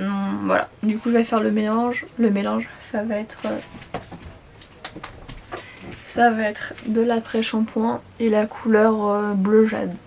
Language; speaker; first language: French; native; French